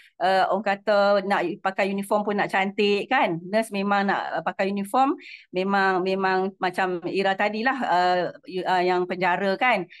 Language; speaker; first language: Malay; native; Malay